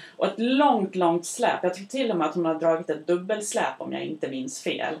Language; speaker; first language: Swedish; native; Swedish